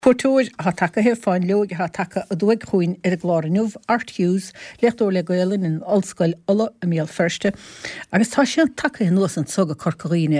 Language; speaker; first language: Irish; native; Irish